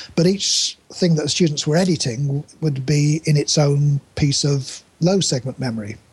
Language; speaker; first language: English; native; English